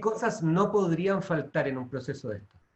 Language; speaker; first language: Spanish; native; Spanish